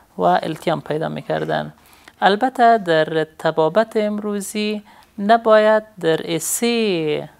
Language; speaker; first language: Persian; native; Persian